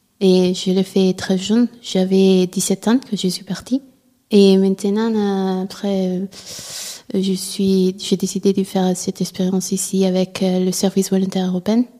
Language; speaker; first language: French; non-native, learner; Italian